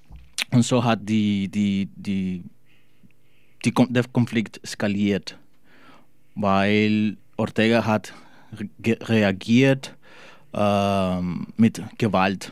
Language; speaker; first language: German; non-native, learner; Spanish